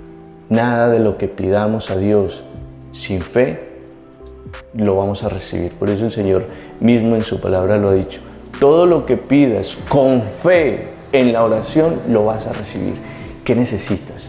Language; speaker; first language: Spanish; native; Spanish